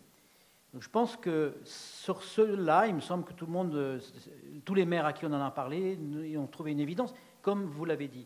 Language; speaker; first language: French; native; French